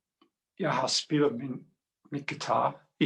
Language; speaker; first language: Danish; non-native, learner; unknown